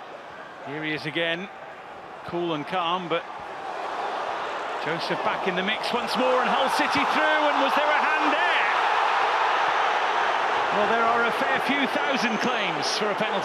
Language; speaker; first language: English; native; English